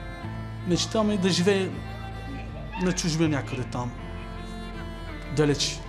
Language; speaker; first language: Bulgarian; non-native, local second language; Turkish